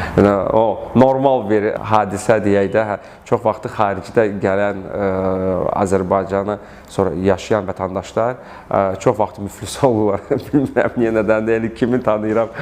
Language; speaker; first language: Azerbaijani; early bilingual, heritage; Russian